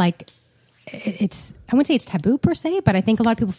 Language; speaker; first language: English; native; English